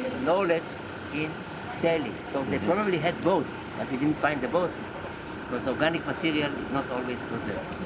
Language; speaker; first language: English; non-native, fluent; Hebrew